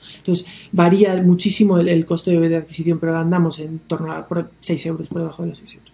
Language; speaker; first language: Spanish; native; Spanish